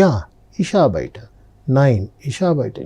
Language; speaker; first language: German; non-native, fluent; Telugu